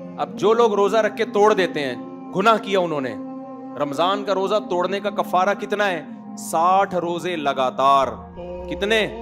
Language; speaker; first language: Urdu; native; Urdu